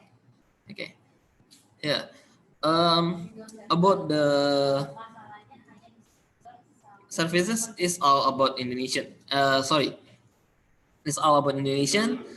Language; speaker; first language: English; non-native, learner; Indonesian